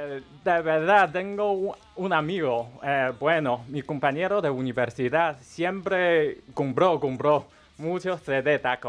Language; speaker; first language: Spanish; non-native, learner; Chinese